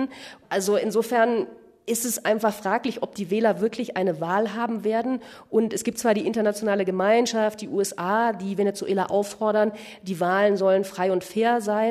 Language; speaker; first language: German; native; German